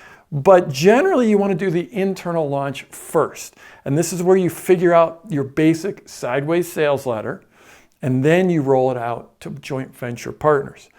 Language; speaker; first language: English; native; English